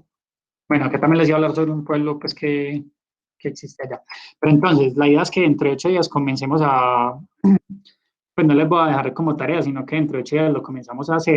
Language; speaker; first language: Spanish; native; Spanish